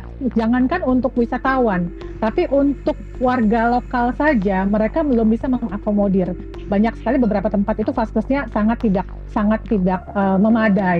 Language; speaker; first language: Indonesian; native; Indonesian